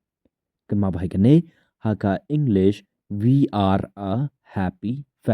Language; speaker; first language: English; non-native, local second language; Khasi